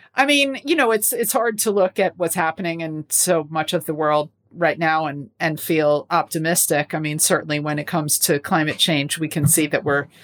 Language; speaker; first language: English; native; English